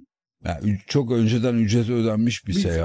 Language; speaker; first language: Turkish; native; Turkish